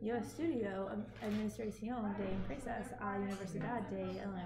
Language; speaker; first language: Spanish; non-native, learner; English